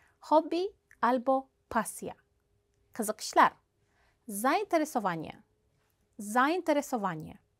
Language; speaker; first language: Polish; non-native, fluent; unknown